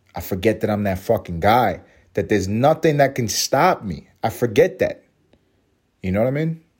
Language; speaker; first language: English; native; English